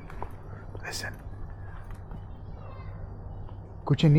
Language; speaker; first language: Spanish; early bilingual, heritage; English